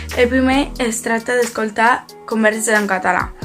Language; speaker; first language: Catalan; non-native, learner; Italian